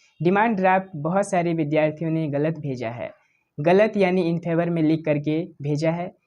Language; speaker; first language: Hindi; native; Hindi